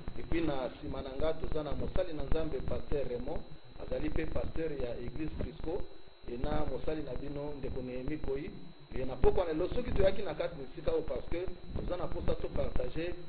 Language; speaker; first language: Lingala; native; Lingala